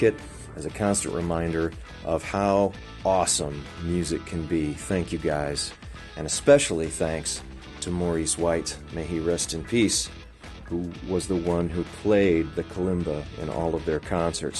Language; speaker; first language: English; native; English